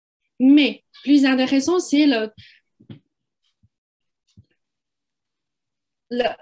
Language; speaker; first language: French; non-native, fluent; Chinese